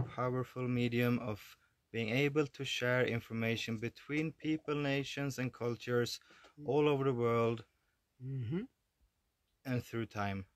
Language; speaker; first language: English; non-native, fluent; Swedish